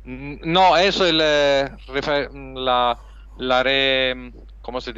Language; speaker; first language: Spanish; non-native, fluent; Italian